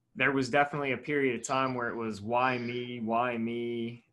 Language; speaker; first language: English; native; English